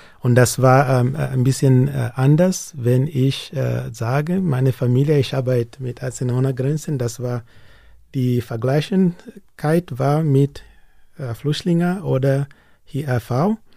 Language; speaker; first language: German; non-native, learner; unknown